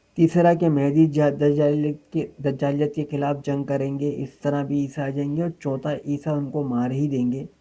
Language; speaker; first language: Urdu; native; Urdu